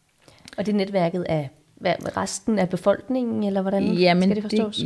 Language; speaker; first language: Danish; native; Danish